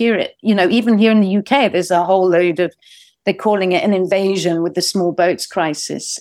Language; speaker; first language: English; native; English